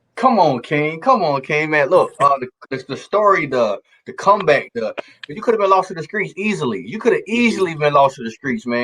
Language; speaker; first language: English; native; English